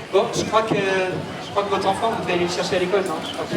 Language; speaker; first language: French; native; French